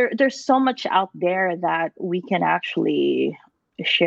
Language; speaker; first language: English; non-native, local second language; Filipino